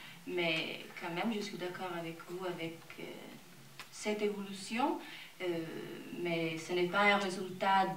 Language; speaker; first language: French; non-native, fluent; Italian